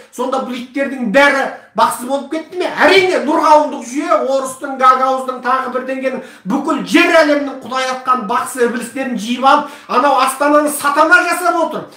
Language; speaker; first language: Kazakh; early bilingual, heritage; Kazakh